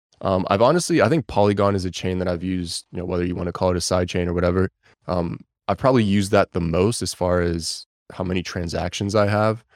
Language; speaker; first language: English; early bilingual, other home language; Bulgarian